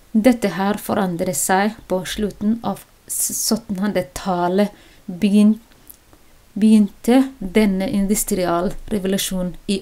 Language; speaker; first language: Norwegian; non-native, learner; Somali